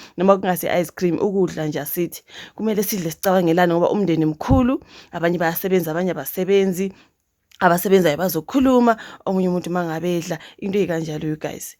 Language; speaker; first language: Zulu; native; Zulu